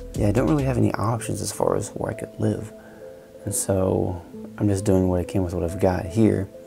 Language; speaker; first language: English; native; English